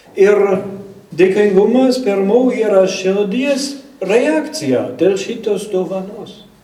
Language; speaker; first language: Lithuanian; non-native, fluent; German